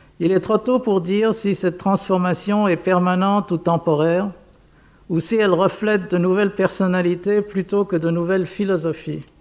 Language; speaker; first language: French; non-native, fluent; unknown